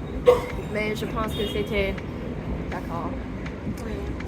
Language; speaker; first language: French; non-native, learner; English